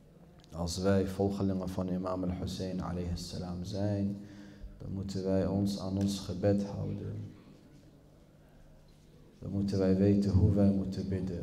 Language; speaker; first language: Dutch; early bilingual, other home language; Arabic